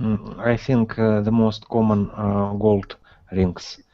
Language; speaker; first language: English; non-native, learner; Russian